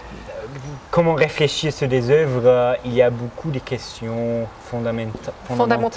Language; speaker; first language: French; non-native, fluent; German